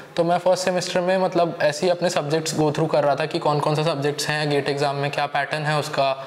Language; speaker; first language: Hindi; native; Hindi